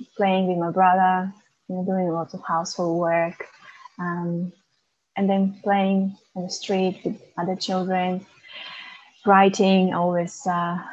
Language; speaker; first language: English; non-native, fluent; Macedonian